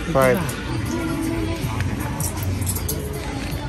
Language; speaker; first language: English; non-native, learner; Nepali